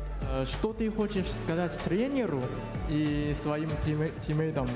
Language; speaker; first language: Russian; non-native, learner; Chinese